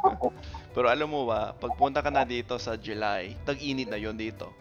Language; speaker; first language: Filipino; non-native, fluent; English